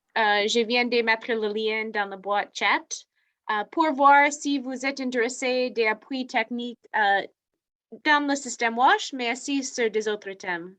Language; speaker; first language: French; non-native, fluent; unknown